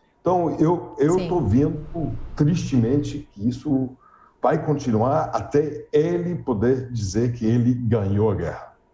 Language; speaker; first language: Portuguese; non-native, fluent; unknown